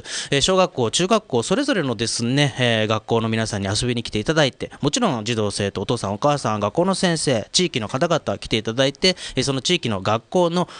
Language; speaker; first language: Japanese; native; Japanese